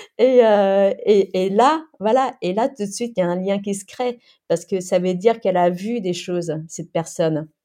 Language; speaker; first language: French; early bilingual, other home language; Khmer